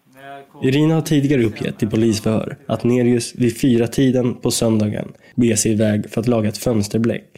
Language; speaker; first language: Swedish; native; Swedish